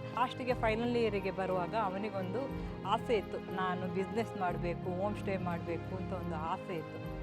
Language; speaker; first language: Kannada; non-native, local second language; Kodava